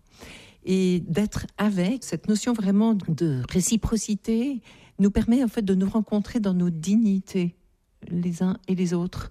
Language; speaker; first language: French; native; French